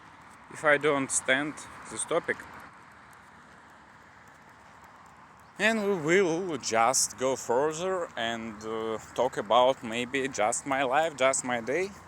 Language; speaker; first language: English; non-native, learner; Russian